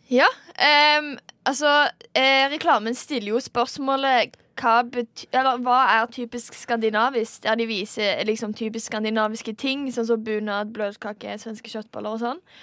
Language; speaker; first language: Norwegian; native; Norwegian